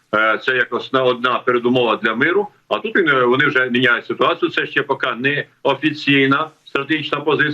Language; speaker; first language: Ukrainian; native; Ukrainian